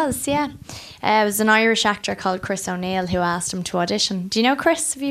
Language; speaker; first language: English; native; English